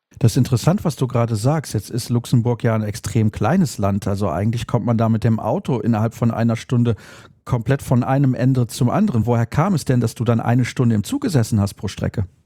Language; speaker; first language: German; native; German